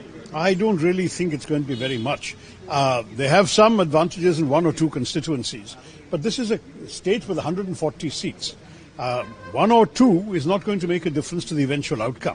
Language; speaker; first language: English; non-native, local second language; Malayalam